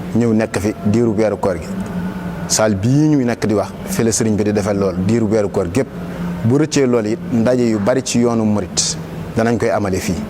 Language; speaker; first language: Wolof; native; Wolof